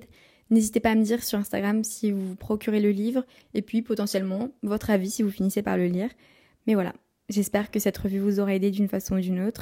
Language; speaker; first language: French; native; French